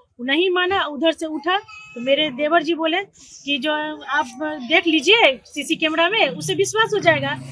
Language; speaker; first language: Hindi; native; Hindi